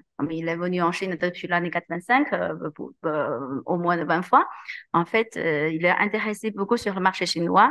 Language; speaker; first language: French; non-native, learner; Chinese